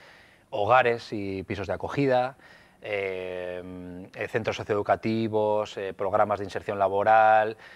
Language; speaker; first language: Spanish; native; Spanish